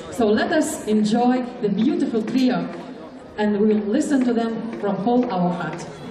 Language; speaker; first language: English; non-native, fluent; Lithuanian